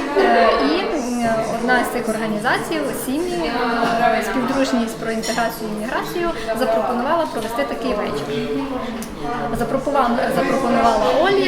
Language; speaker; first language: Ukrainian; native; Ukrainian